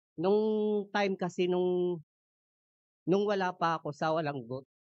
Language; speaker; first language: Filipino; native; Filipino